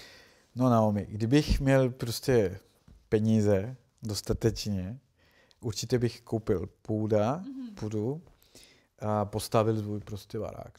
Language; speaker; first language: Czech; non-native, learner; Spanish